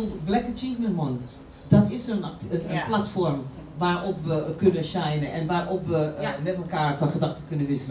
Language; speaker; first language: Dutch; native; Dutch